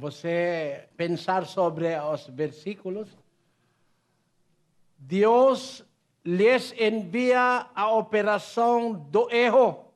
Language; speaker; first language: Portuguese; non-native, learner; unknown